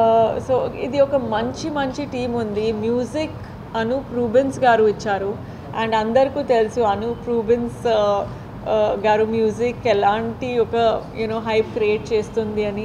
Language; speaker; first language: Telugu; non-native, fluent; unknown